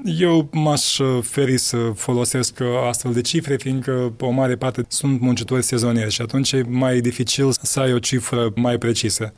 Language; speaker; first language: Romanian; native; Romanian